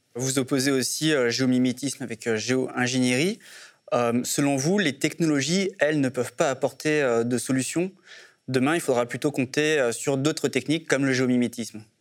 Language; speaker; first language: French; native; French